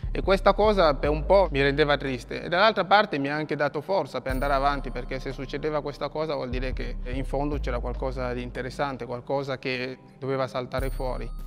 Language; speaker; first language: Italian; non-native, fluent; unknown